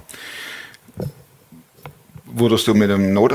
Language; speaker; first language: German; native; German